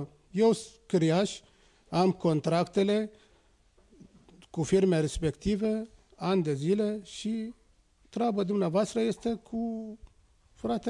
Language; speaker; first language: Romanian; non-native, fluent; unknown